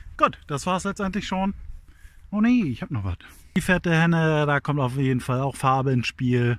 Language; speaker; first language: German; native; German